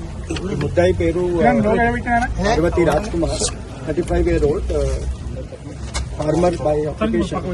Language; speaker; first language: Telugu; non-native, local second language; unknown